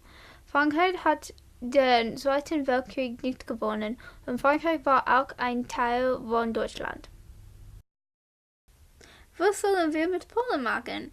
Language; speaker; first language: German; non-native, learner; English